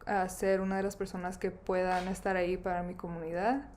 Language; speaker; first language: Spanish; early bilingual, other home language; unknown